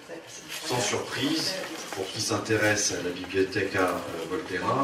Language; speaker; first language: French; native; French